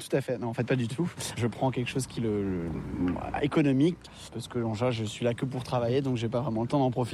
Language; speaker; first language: French; native; French